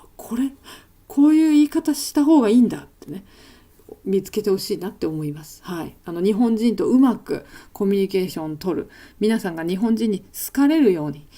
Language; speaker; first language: Japanese; native; Japanese